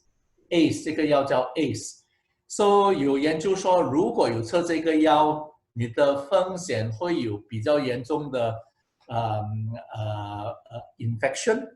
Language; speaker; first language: Chinese; non-native, local second language; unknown